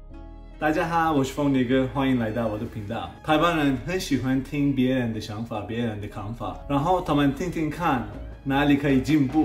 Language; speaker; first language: Chinese; non-native, fluent; Swedish